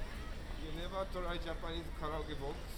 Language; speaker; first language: English; non-native, learner; Japanese